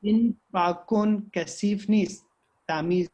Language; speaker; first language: Persian; non-native, learner; Urdu